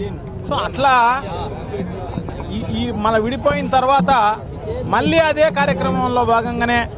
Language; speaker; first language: Telugu; native; Telugu